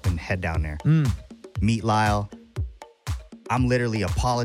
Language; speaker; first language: English; native; English